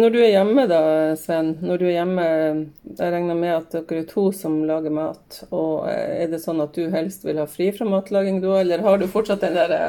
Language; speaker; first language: Norwegian; native; Norwegian